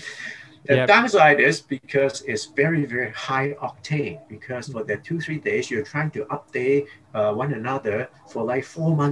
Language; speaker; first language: English; non-native, local second language; Cantonese